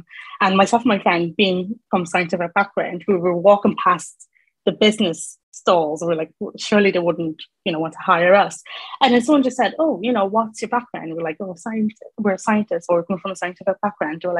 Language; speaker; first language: English; native; English